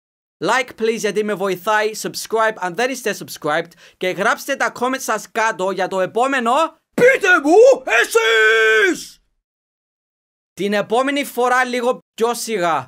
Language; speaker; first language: Greek; native; Greek